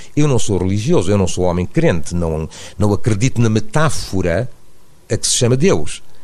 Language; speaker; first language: Portuguese; native; Portuguese